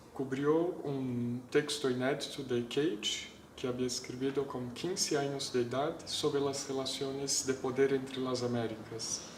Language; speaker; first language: Spanish; non-native, fluent; Portuguese